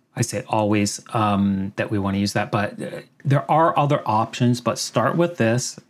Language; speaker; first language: English; native; English